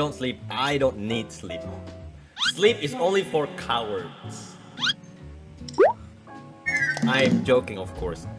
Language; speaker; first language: English; non-native, fluent; Indonesian